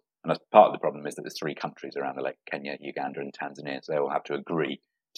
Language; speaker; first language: English; native; English